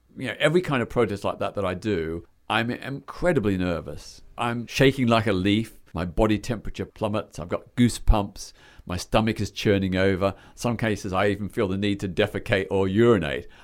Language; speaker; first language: English; native; English